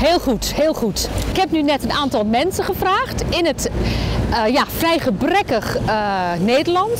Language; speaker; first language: Dutch; non-native, fluent; English